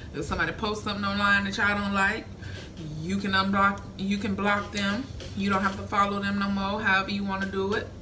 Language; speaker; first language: English; native; English